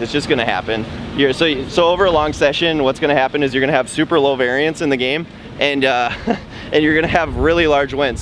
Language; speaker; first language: English; native; English